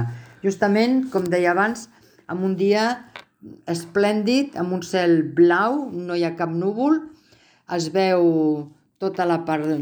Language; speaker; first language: Catalan; native; Catalan